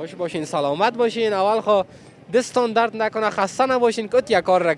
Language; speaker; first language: Persian; native; Persian